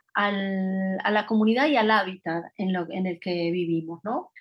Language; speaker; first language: Spanish; native; Spanish